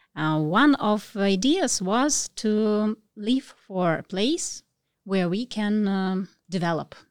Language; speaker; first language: English; non-native, learner; Russian